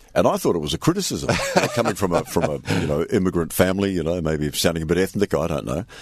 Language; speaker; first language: English; native; English